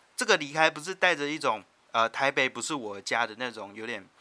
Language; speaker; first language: Chinese; native; Chinese